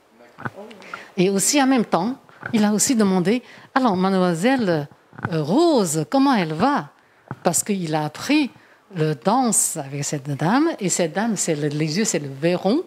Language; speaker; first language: French; non-native, fluent; Chinese